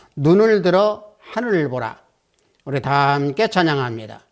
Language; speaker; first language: Korean; native; Korean